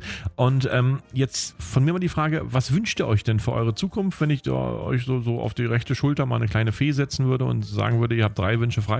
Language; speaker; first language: German; native; German